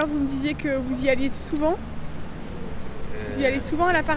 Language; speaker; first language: French; native; French